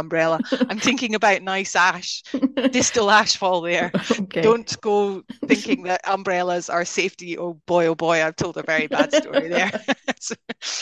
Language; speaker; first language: English; native; English